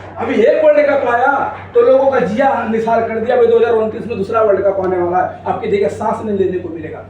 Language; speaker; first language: Hindi; native; Hindi